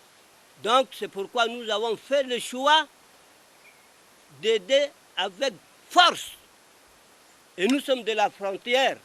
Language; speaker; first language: French; non-native, local second language; Arabic